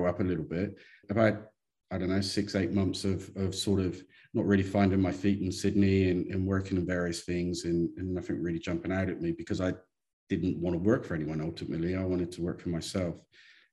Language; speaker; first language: English; native; English